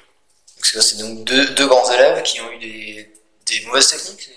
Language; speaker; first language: French; native; French